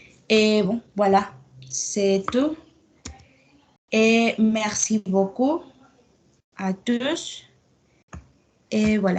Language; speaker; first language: French; non-native, learner; Spanish